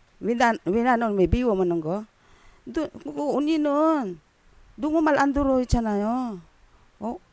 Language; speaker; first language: Korean; non-native, learner; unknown